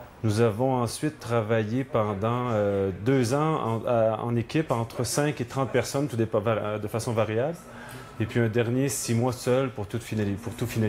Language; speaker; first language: French; native; French